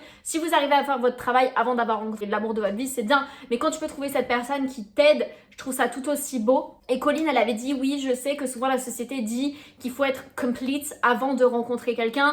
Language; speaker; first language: French; native; French